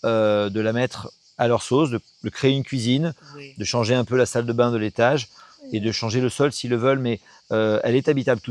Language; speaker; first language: French; native; French